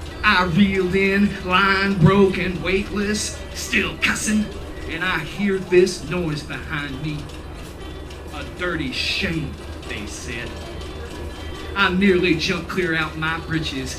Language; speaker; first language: English; native; English